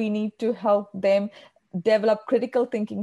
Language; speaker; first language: English; non-native, local second language; Malayalam